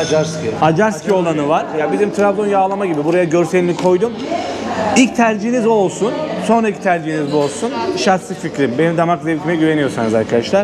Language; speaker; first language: Turkish; native; Turkish